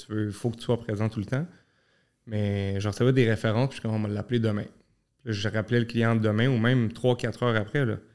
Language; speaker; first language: French; early bilingual, other home language; Arabic